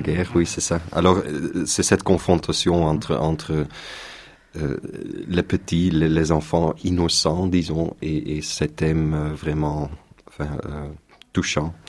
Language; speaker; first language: French; non-native, local second language; Dutch